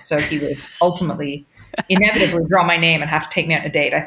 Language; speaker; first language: English; native; English